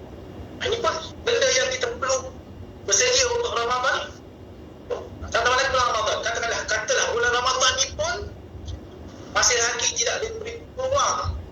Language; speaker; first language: Malay; native; Malay